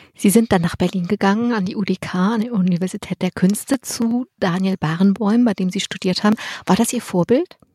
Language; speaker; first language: German; native; German